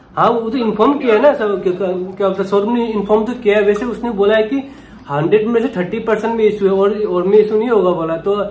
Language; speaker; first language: Hindi; non-native, local second language; Nepali